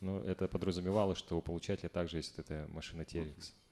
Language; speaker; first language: Russian; native; Russian